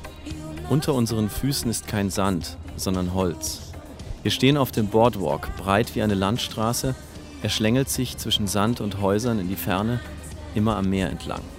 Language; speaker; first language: German; native; German